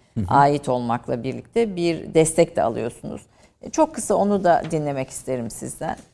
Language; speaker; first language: Turkish; native; Turkish